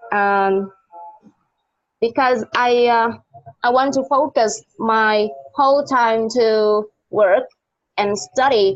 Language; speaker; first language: English; non-native, learner; Vietnamese